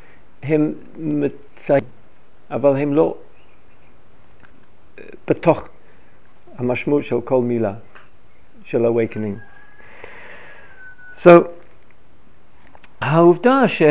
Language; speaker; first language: Hebrew; non-native, fluent; English